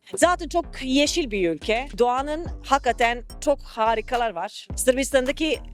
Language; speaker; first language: Turkish; early bilingual, heritage; Serbian